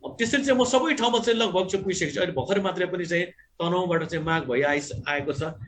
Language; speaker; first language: Nepali; non-native, local second language; Gurung